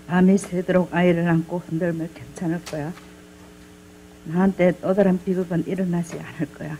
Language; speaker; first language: Korean; native; Korean